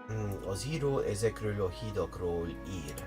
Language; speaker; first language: Hungarian; non-native, learner; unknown